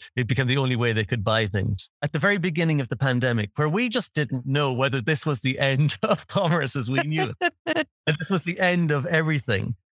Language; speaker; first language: English; native; English